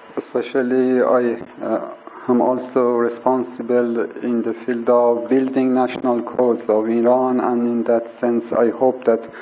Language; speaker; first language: English; non-native, fluent; Persian